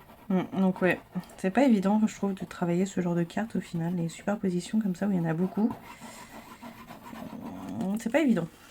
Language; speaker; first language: French; native; French